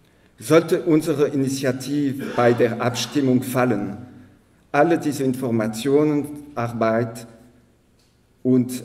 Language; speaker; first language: German; non-native, local second language; French